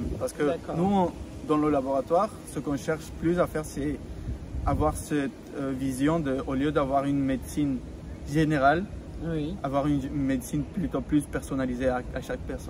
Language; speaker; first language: French; non-native, fluent; Spanish